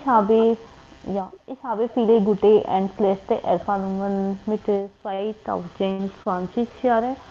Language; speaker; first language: German; non-native, learner; Hindi